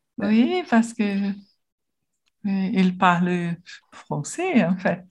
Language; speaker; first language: French; non-native, learner; Portuguese